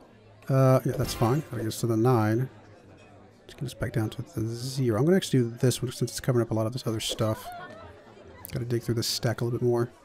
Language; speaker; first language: English; native; English